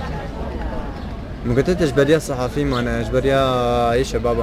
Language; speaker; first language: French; early bilingual, other home language; Kurdish